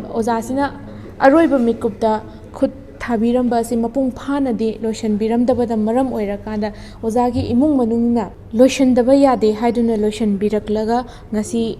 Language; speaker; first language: Manipuri; native; Manipuri